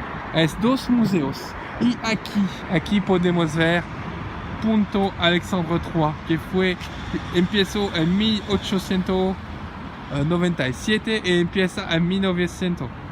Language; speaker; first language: Spanish; non-native, learner; French